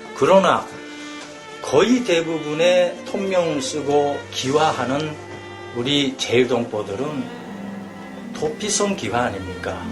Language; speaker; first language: Korean; early bilingual, heritage; Korean